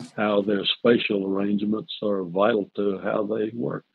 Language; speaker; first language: English; native; English